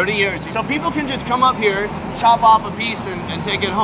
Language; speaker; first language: English; native; English